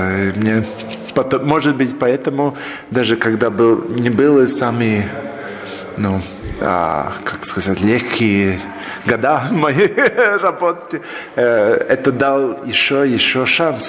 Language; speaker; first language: Russian; non-native, local second language; Latvian